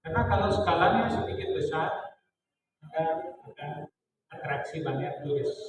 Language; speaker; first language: Indonesian; non-native, fluent; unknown